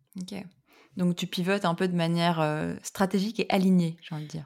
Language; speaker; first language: French; native; French